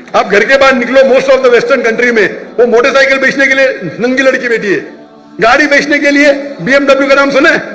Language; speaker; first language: Urdu; non-native, local second language; Konkani